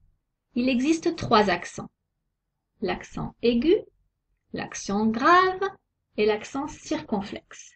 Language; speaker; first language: French; native; French